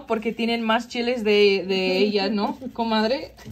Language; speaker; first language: Spanish; non-native, learner; English